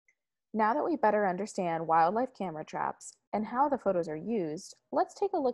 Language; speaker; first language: English; native; English